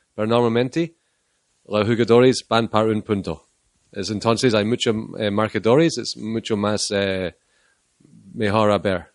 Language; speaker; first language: Spanish; non-native, learner; English